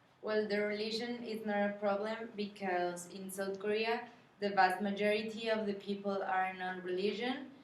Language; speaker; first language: English; non-native, learner; Spanish